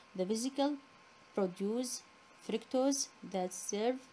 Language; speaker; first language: English; non-native, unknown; Arabic